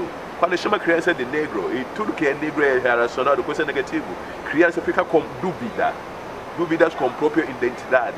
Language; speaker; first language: Portuguese; non-native, learner; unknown